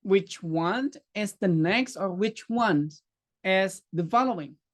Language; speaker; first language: English; non-native, fluent; Indonesian